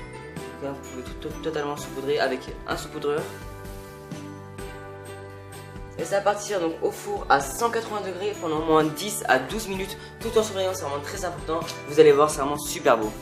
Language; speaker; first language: French; native; French